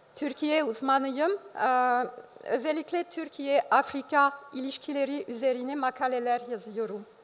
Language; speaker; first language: Turkish; non-native, fluent; French